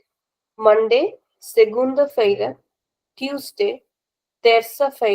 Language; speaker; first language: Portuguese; non-native, fluent; Hindi